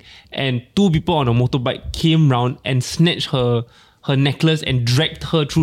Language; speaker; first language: English; non-native, local second language; Min Nan Chinese